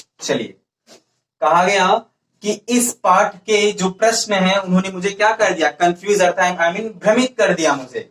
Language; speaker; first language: Hindi; native; Hindi